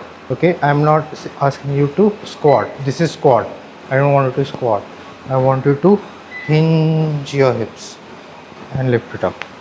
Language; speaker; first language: English; non-native, local second language; Hindi